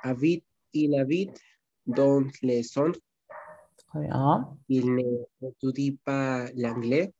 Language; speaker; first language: French; non-native, learner; Spanish